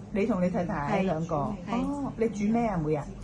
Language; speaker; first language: Cantonese; native; Cantonese